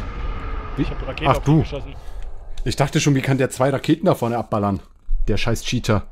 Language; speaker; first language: German; native; German